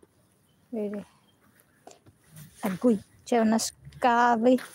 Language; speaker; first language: Italian; non-native, learner; Filipino